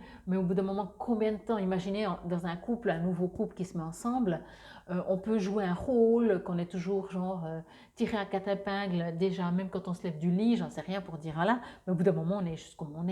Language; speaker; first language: French; native; French